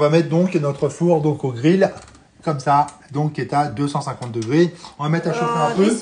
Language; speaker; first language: French; native; French